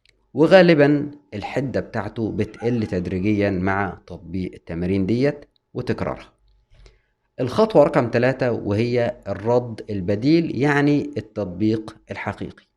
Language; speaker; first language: Arabic; native; Arabic